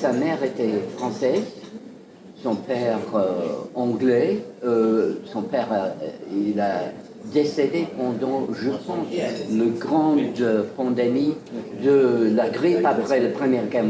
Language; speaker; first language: French; non-native, fluent; English